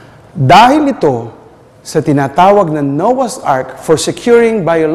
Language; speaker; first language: Filipino; native; Filipino